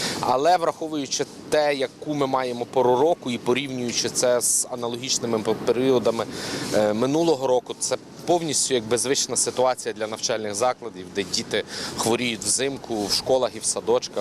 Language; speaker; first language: Ukrainian; native; Ukrainian